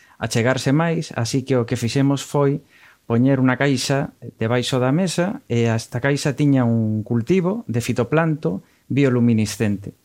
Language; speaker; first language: Galician; non-native, local second language; Spanish